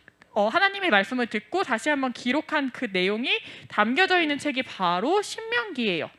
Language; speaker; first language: Korean; native; Korean